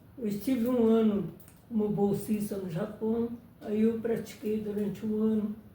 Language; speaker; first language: Portuguese; early bilingual, other home language; Japanese